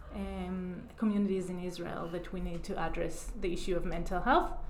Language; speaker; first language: English; non-native, fluent; Hebrew